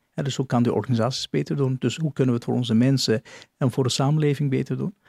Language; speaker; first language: Dutch; non-native, fluent; Turkish